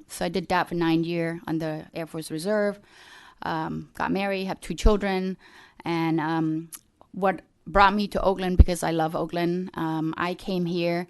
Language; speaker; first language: English; early bilingual, other home language; Khmer